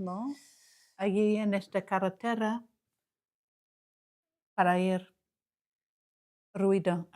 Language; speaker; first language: Spanish; non-native, learner; English